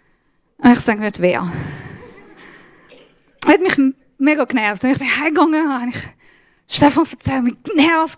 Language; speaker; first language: German; non-native, fluent; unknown